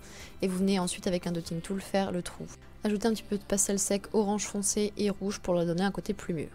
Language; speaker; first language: French; native; French